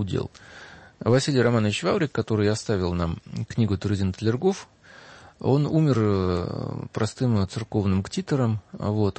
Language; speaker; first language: Russian; native; Russian